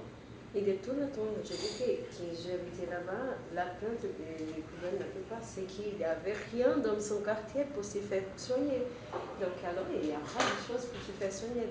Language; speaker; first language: French; non-native, fluent; Spanish